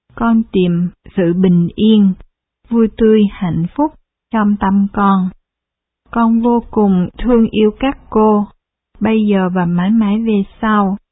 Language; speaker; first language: Vietnamese; early bilingual, heritage; Vietnamese